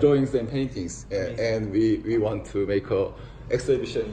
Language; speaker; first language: English; non-native, learner; Korean